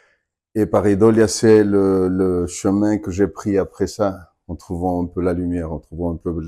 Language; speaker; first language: French; non-native, fluent; Spanish